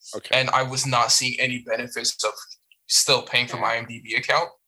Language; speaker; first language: English; non-native, fluent; French